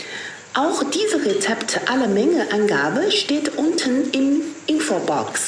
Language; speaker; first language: German; non-native, fluent; Chinese